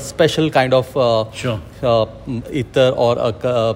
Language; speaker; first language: English; non-native, local second language; Hindi